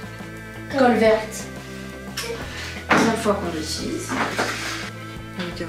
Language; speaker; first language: French; early bilingual, other home language; Russian